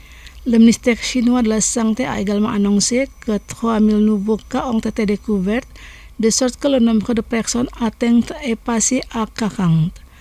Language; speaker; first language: French; non-native, fluent; Indonesian